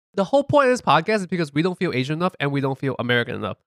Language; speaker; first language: English; native; English